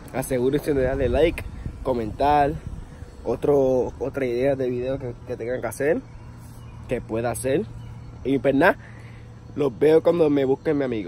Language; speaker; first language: Spanish; early bilingual, heritage; English